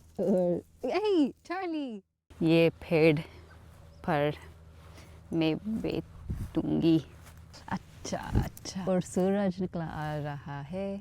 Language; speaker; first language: Hindi; non-native, learner; English